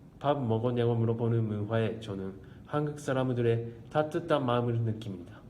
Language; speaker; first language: Korean; non-native, learner; Japanese